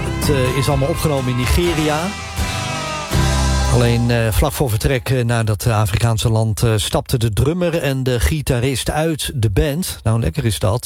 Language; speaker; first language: Dutch; native; Dutch